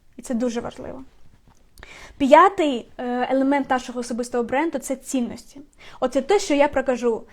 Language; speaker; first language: Ukrainian; non-native, local second language; Russian